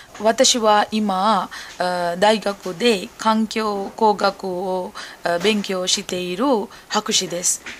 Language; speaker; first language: Japanese; non-native, learner; Sinhala